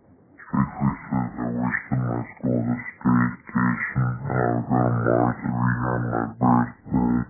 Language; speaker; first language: German; non-native, learner; English